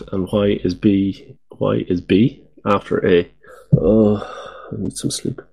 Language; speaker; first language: English; native; English